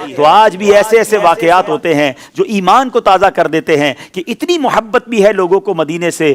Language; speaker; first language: Urdu; native; Urdu